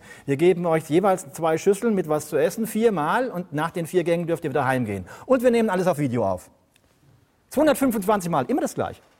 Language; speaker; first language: German; native; German